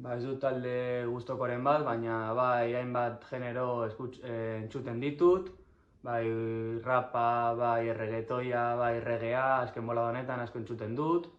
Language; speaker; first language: Basque; non-native, local second language; Spanish